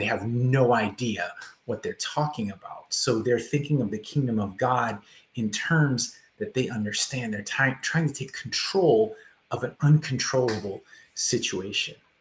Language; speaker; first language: English; native; English